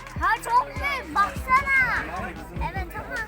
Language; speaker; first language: Turkish; early bilingual, heritage; Turkish